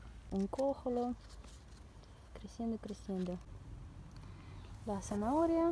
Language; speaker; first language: Spanish; non-native, learner; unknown